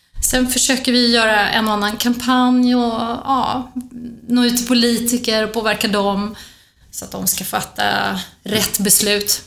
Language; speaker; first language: Swedish; native; Swedish